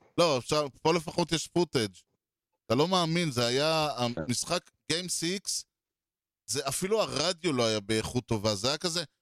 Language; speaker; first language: Hebrew; native; Hebrew